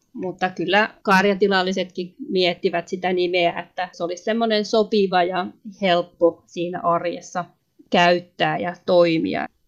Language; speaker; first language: Finnish; native; Finnish